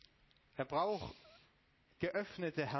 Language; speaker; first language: German; non-native, fluent; Romanian